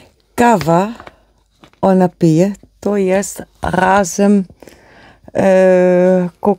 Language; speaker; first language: Polish; non-native, learner; Dutch